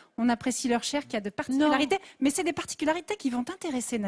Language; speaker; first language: French; native; French